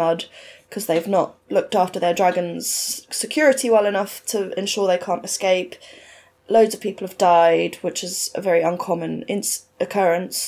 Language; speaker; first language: English; native; English